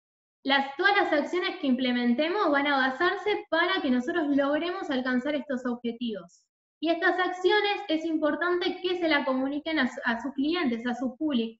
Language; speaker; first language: Spanish; native; Spanish